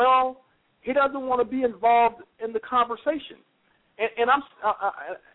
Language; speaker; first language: English; native; English